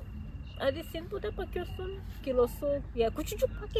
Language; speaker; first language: Turkish; non-native, fluent; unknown